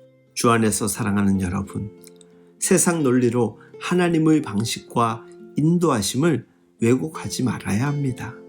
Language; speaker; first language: Korean; native; Korean